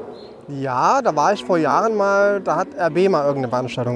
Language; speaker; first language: German; native; German